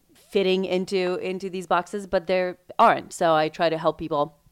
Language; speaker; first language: English; non-native, fluent; Macedonian